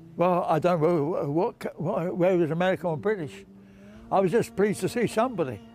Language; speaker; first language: English; native; English